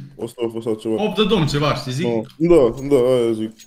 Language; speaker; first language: Romanian; early bilingual, other home language; English